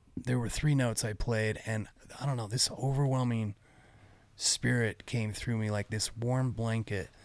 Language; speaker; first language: English; native; English